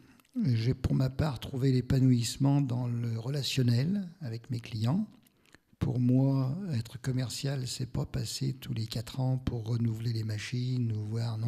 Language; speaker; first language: French; native; French